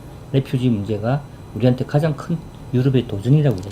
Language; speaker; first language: Korean; native; Korean